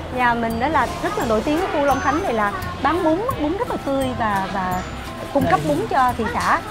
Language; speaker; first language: Vietnamese; native; Vietnamese